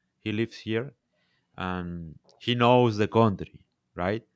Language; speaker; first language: English; non-native, learner; Spanish